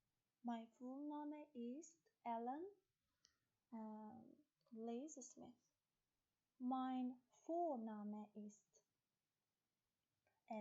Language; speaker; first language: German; non-native, fluent; Persian